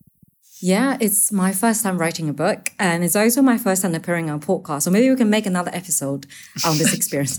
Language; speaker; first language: English; non-native, fluent; Chinese